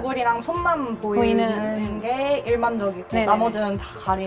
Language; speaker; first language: Korean; native; Korean